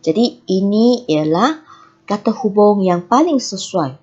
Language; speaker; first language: Malay; non-native, local second language; Chinese